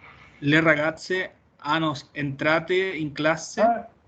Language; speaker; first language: Italian; non-native, learner; Spanish